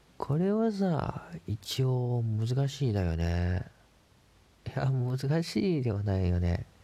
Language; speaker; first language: Japanese; non-native, fluent; Chinese